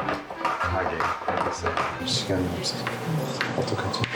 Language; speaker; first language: Korean; non-native, learner; English